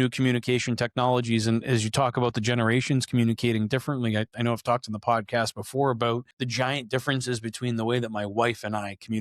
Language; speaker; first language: English; native; English